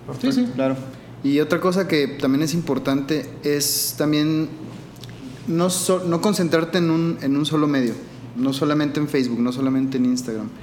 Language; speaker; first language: Spanish; native; Spanish